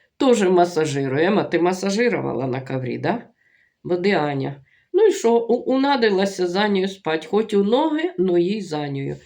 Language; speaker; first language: Ukrainian; native; Ukrainian